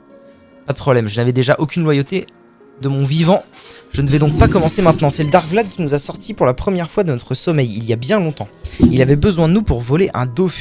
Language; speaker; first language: French; native; French